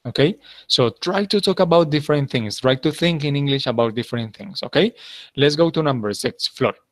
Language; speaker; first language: English; non-native, fluent; Spanish